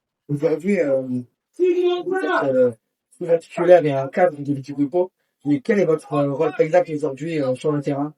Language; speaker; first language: French; native; French